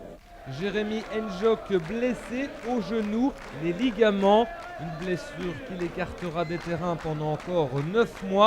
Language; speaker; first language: French; native; French